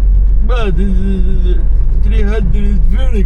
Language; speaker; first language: English; non-native, learner; Arabic